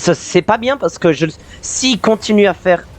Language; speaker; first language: French; native; French